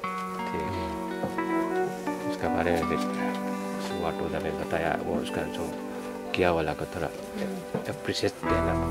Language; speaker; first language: Hindi; non-native, local second language; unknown